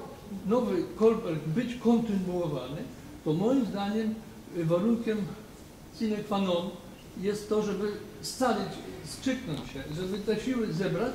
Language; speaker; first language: Polish; native; Polish